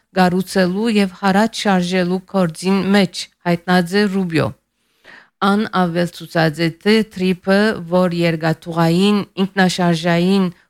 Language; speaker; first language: Armenian; early bilingual, heritage; Armenian